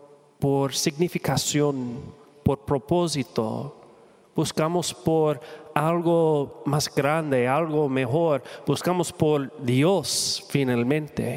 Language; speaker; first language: Spanish; non-native, fluent; English